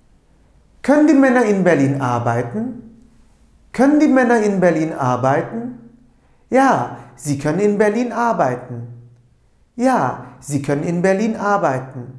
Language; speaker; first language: German; non-native, fluent; Turkish